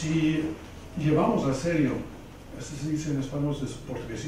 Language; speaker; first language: Spanish; non-native, fluent; English